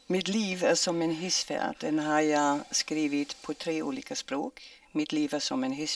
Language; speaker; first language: Swedish; non-native, fluent; German